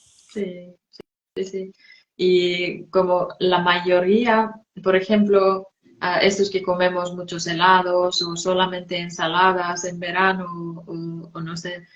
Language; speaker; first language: Spanish; non-native, fluent; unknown